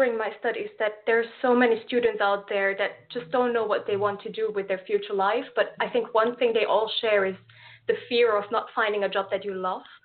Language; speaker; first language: English; non-native, fluent; German